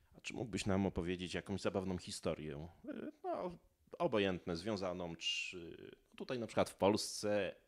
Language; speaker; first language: Polish; native; Polish